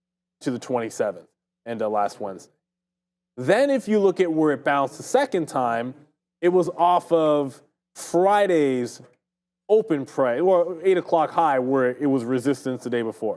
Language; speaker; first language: English; native; English